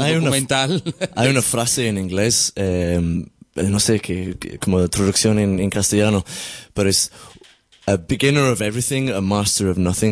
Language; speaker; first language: Spanish; non-native, learner; English